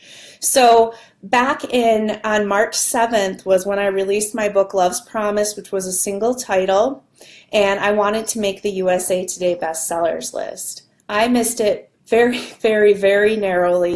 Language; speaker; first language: English; native; English